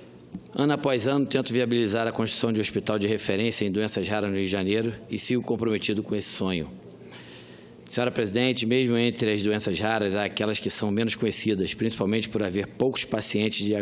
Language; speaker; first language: Portuguese; native; Portuguese